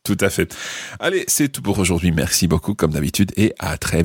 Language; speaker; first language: French; non-native, fluent; English